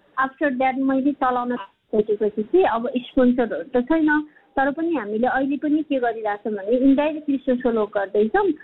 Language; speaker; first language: Nepali; non-native, local second language; Sherpa